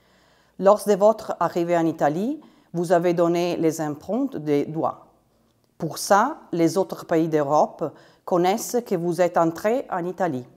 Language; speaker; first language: French; non-native, fluent; Italian